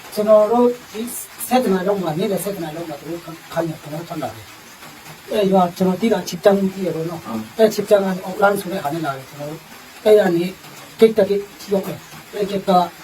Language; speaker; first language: Burmese; non-native, local second language; Tedim Chin